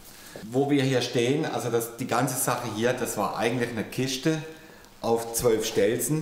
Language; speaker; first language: German; native; German